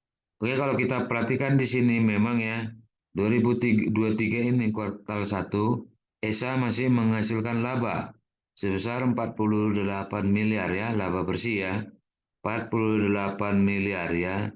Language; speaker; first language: Indonesian; native; Indonesian